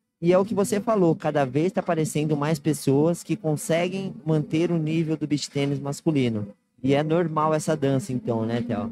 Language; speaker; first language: Portuguese; native; Portuguese